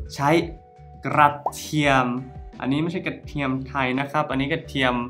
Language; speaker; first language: Thai; non-native, fluent; English